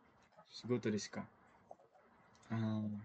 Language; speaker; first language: Japanese; non-native, fluent; Indonesian